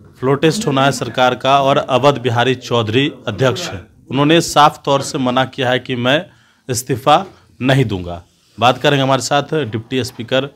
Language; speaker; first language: Hindi; native; Hindi